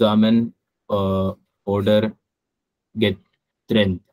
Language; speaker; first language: German; non-native, learner; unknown